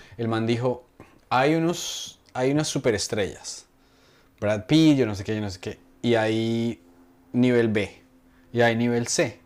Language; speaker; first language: Spanish; native; Spanish